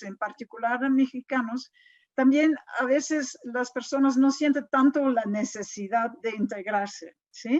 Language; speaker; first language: Spanish; non-native, fluent; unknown